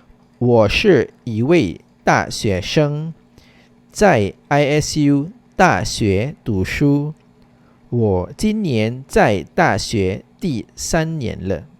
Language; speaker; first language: Chinese; non-native, fluent; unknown